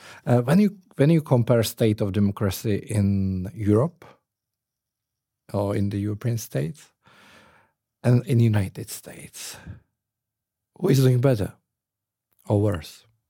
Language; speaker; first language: English; non-native, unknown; Czech